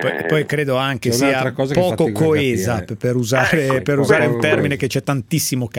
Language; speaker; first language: Italian; native; Italian